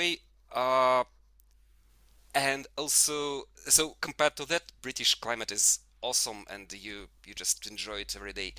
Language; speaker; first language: English; non-native, fluent; Russian